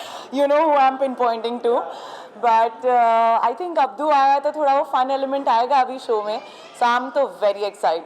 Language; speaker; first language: Hindi; native; Hindi